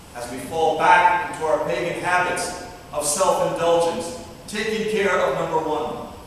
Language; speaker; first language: English; early bilingual, other home language; Russian